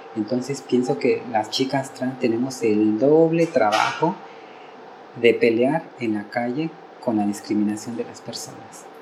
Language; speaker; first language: Spanish; native; Spanish